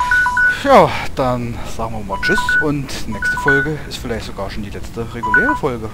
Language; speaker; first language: German; native; German